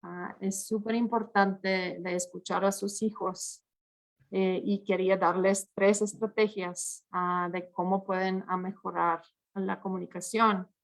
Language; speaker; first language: Spanish; early bilingual, heritage; English